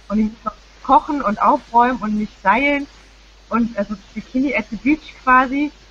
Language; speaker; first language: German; native; German